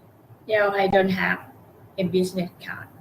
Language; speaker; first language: English; non-native, learner; Thai